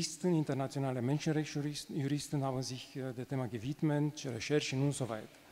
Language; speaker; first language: German; non-native, fluent; Romanian